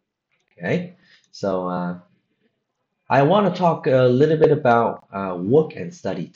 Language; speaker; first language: English; non-native, fluent; Vietnamese